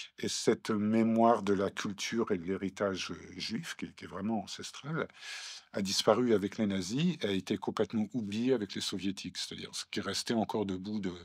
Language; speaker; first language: French; native; French